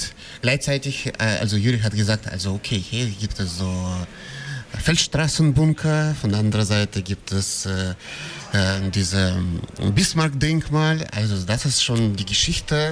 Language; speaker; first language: German; non-native, fluent; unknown